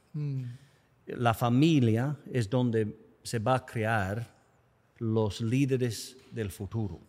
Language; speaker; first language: Spanish; non-native, fluent; English